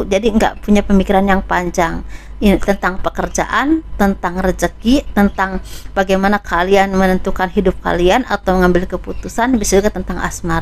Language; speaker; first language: Indonesian; native; Indonesian